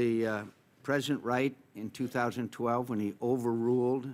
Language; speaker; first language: English; native; English